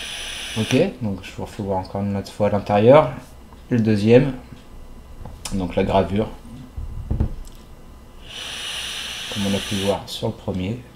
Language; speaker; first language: French; native; French